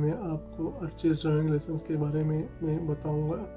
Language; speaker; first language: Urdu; non-native, fluent; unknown